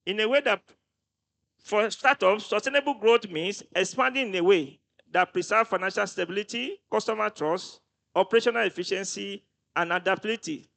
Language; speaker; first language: English; non-native, local second language; Yoruba